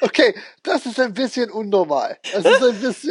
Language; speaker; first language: German; non-native, fluent; English